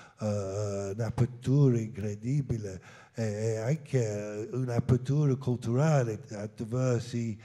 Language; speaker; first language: Italian; non-native, learner; English